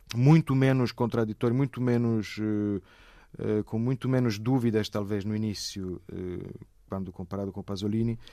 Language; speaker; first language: Portuguese; non-native, fluent; Italian